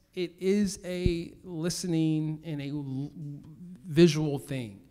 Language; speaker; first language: English; native; English